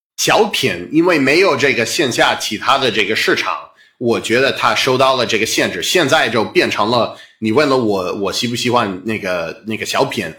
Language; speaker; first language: Chinese; non-native, fluent; English